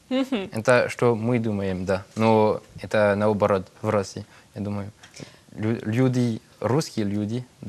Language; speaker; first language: Russian; non-native, learner; French